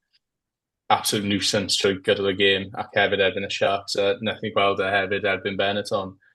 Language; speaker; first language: Welsh; native; Welsh